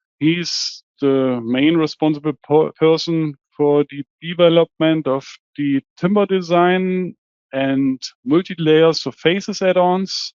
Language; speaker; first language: English; non-native, fluent; German